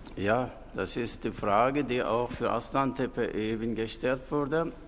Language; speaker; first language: German; non-native, fluent; Turkish